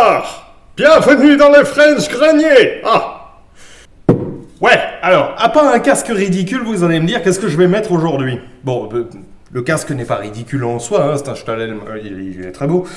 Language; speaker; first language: French; native; French